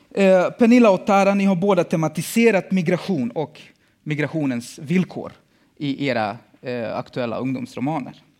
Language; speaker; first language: Swedish; early bilingual, other home language; Bosnian